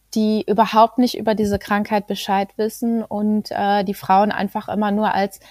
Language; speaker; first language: German; native; German